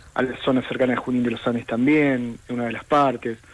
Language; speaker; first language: Spanish; native; Spanish